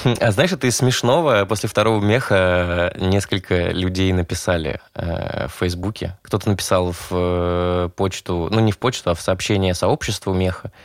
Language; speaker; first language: Russian; native; Russian